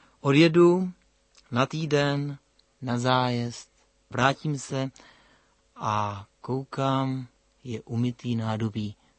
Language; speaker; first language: Czech; native; Czech